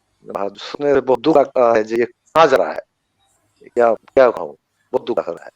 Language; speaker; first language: Hindi; non-native, learner; Bangla